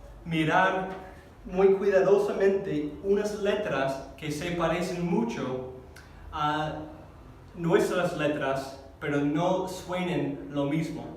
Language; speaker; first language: Spanish; non-native, fluent; English